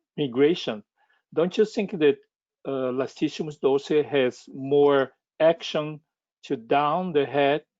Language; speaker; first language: English; non-native, learner; Portuguese